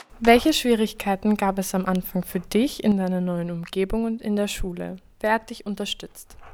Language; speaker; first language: German; native; German